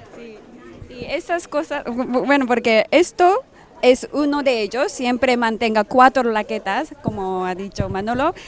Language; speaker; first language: Spanish; non-native, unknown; Japanese